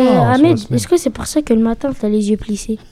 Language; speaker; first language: French; native; French